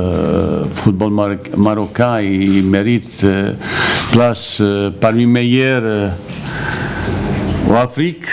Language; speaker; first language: French; non-native, fluent; Bosnian